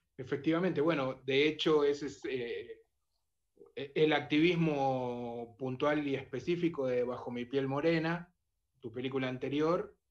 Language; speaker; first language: Spanish; native; Spanish